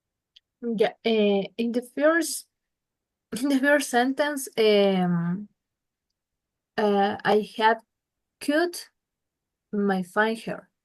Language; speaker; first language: English; non-native, learner; Spanish